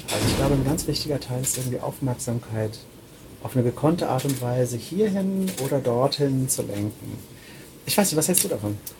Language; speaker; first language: German; native; German